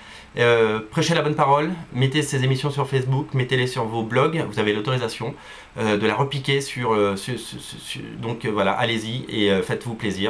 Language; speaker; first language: French; native; French